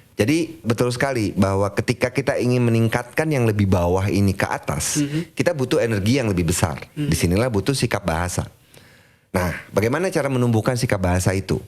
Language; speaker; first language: Indonesian; native; Indonesian